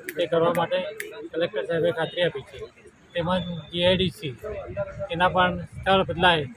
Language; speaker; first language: Gujarati; non-native, local second language; Bhili